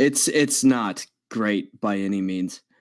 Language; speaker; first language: English; native; English